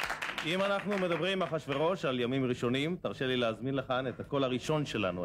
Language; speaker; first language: Hebrew; native; Hebrew